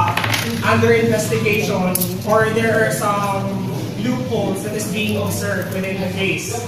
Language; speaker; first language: English; non-native, local second language; Filipino